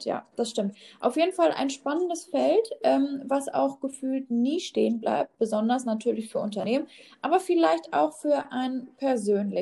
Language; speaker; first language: German; native; German